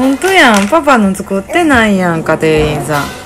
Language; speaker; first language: Japanese; native; Japanese